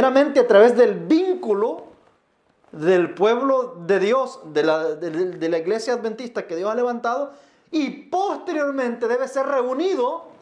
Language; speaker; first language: Spanish; native; Spanish